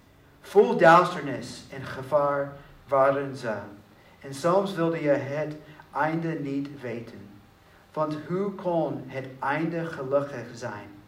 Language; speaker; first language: Dutch; non-native, learner; English